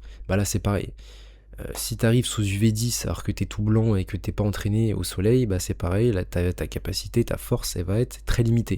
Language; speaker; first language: French; native; French